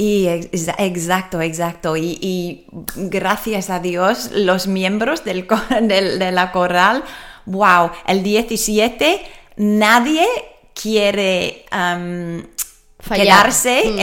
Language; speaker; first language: Spanish; non-native, learner; English